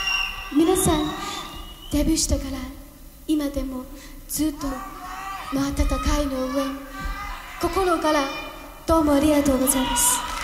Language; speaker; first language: Japanese; non-native, learner; Cantonese